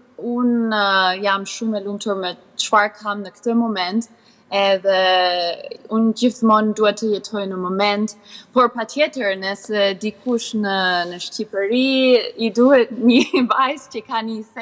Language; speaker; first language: Albanian; early bilingual, heritage; Albanian